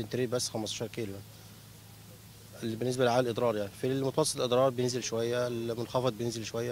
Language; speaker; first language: Arabic; native; Arabic